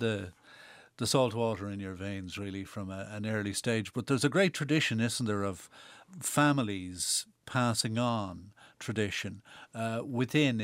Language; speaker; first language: English; native; English